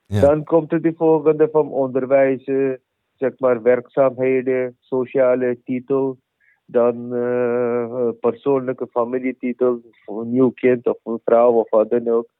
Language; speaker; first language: Dutch; non-native, learner; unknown